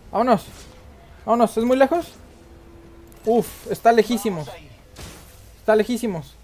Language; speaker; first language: Spanish; native; Spanish